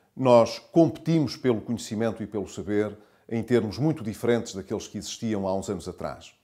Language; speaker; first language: Portuguese; native; Portuguese